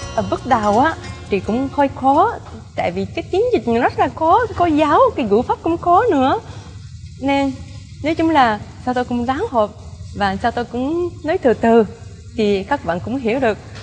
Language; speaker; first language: Vietnamese; non-native, fluent; Japanese